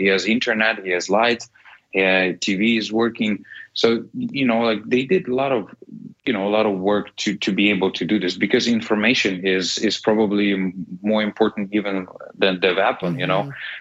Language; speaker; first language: English; non-native, fluent; Ukrainian